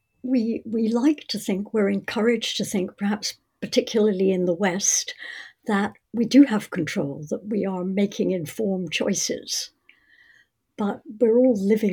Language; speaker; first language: English; native; English